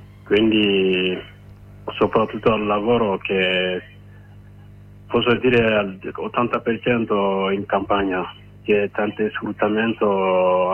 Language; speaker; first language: Italian; non-native, learner; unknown